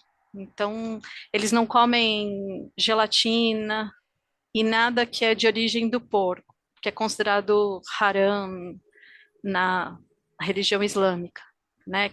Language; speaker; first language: Portuguese; native; Portuguese